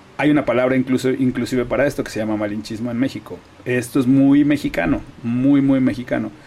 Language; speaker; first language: Spanish; native; Spanish